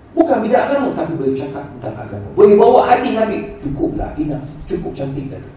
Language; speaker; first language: Malay; native; Malay